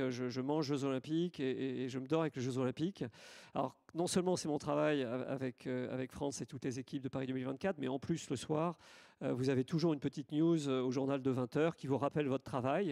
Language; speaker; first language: French; native; French